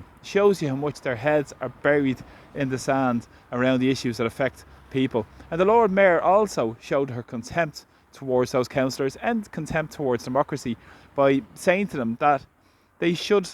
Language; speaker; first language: English; native; English